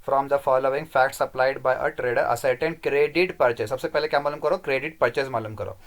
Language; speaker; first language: Hindi; non-native, local second language; Kannada